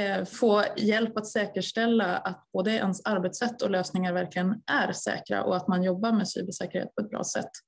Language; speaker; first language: Swedish; native; Swedish